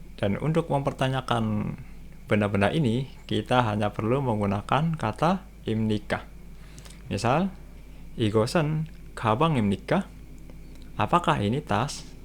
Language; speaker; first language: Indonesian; native; Indonesian